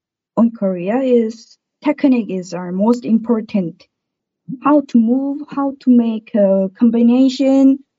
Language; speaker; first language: English; non-native, learner; Korean